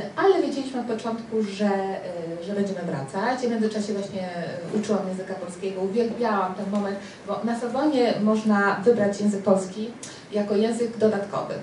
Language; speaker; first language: Polish; early bilingual, heritage; Spanish